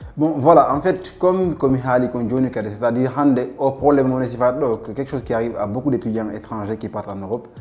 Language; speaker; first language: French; non-native, local second language; Fula